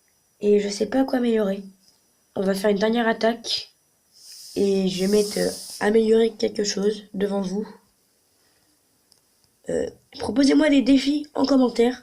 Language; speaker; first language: French; native; French